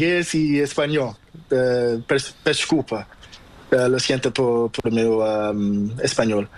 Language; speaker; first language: Spanish; non-native, learner; Portuguese